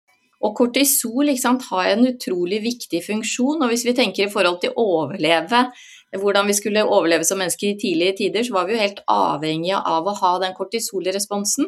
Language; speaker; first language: Norwegian; native; Norwegian